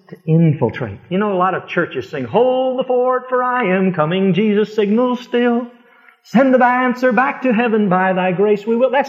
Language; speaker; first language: English; native; English